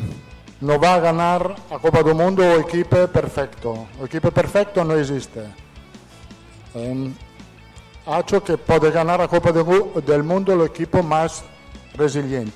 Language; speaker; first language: Portuguese; non-native, fluent; Italian